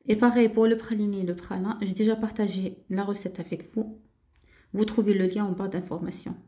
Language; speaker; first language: French; non-native, local second language; Arabic